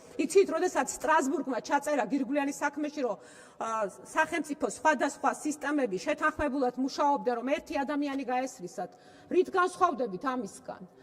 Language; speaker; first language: Georgian; native; Georgian